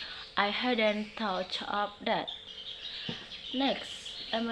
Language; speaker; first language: English; non-native, learner; Indonesian